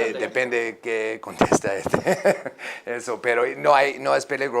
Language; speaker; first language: Spanish; non-native, learner; English